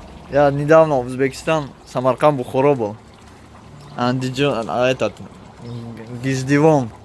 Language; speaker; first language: Russian; non-native, learner; Tajik